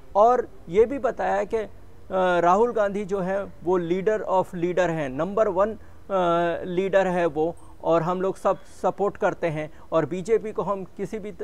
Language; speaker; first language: Hindi; non-native, local second language; Marathi